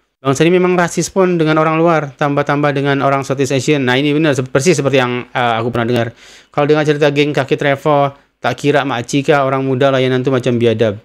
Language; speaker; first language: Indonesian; native; Indonesian